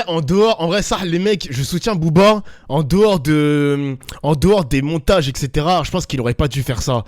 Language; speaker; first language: French; native; French